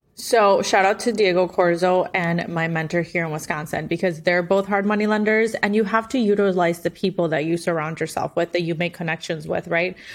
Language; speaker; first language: English; non-native, fluent; Spanish